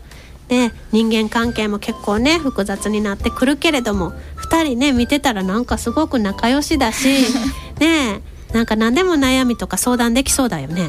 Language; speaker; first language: Japanese; native; Japanese